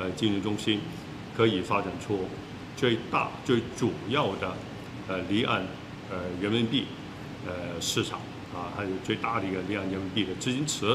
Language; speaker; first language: Chinese; non-native, local second language; Cantonese